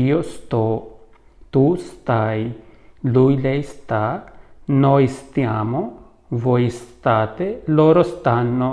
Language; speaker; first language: Italian; non-native, fluent; Urdu